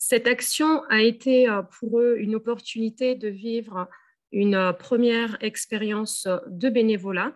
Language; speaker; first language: French; native; French